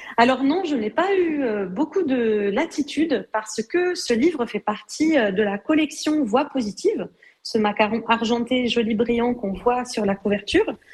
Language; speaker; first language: French; native; French